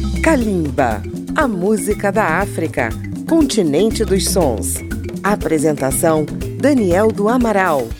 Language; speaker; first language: Portuguese; native; Portuguese